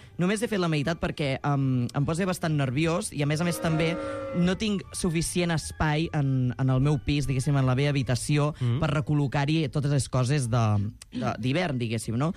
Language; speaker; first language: Catalan; native; Catalan